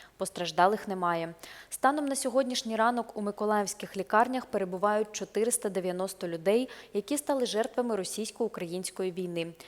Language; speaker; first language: Ukrainian; native; Ukrainian